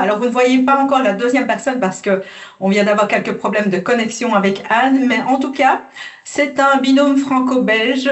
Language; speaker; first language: French; native; French